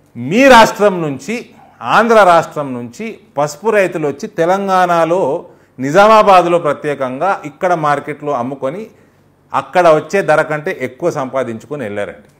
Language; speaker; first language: Telugu; native; Telugu